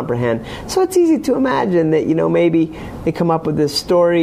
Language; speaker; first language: English; native; English